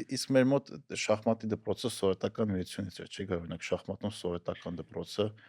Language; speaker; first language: Armenian; native; Armenian